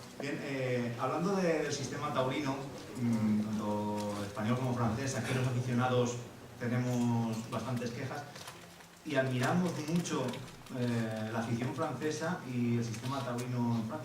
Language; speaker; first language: Spanish; native; Spanish